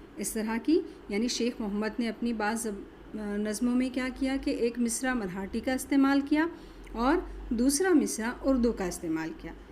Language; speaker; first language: Urdu; native; Urdu